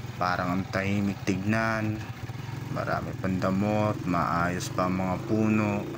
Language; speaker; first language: Filipino; non-native, local second language; Bikol